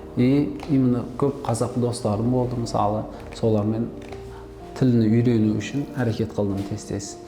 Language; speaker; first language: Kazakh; non-native, local second language; Uzbek